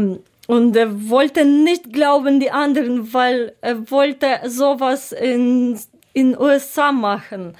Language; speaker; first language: German; non-native, learner; Ukrainian